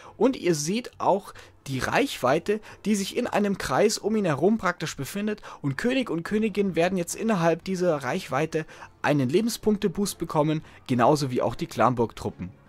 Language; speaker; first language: German; native; German